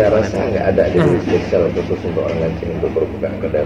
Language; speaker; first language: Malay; non-native, local second language; Achinese